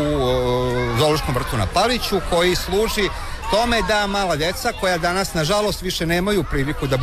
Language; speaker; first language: Serbian; native; Serbian